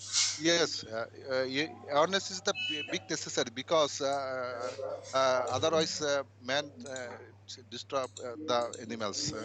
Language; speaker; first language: English; non-native, learner; Bangla